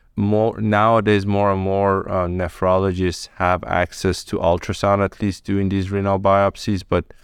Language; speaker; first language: English; early bilingual, other home language; Persian